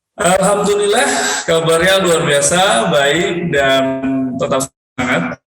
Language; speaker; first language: Indonesian; native; Indonesian